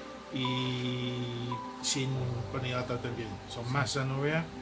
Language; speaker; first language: Spanish; non-native, learner; English